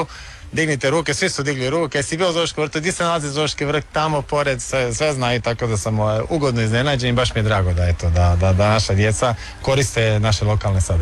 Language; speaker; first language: Serbian; native; Serbian